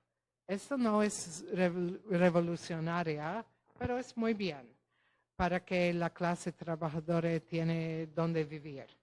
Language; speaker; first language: Spanish; non-native, fluent; Polish